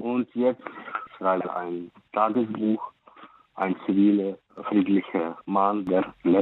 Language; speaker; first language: German; non-native, fluent; Ukrainian